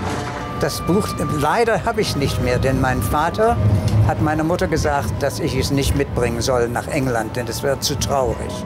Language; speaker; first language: German; early bilingual, heritage; German